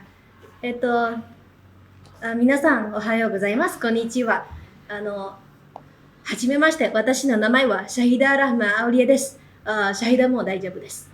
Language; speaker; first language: Japanese; non-native, learner; Indonesian